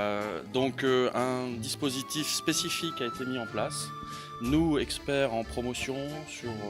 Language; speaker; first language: French; native; French